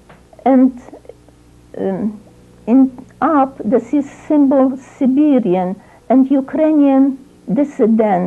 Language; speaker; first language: English; non-native, learner; Ukrainian